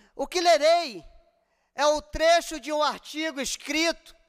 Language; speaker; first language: Portuguese; native; Portuguese